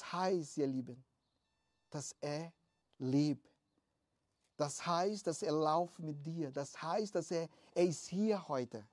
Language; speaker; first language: German; non-native, fluent; Portuguese